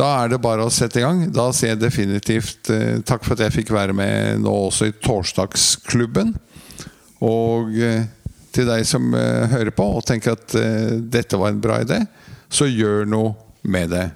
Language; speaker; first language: Norwegian; native; Norwegian